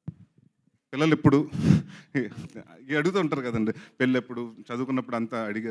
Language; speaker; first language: Telugu; native; Telugu